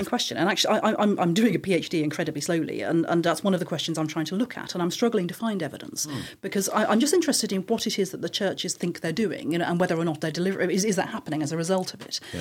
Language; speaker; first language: English; native; English